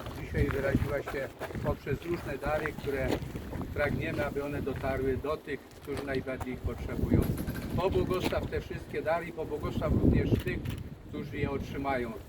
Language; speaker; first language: Polish; native; Polish